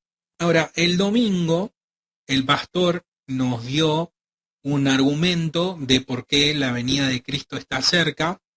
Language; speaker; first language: Spanish; native; Spanish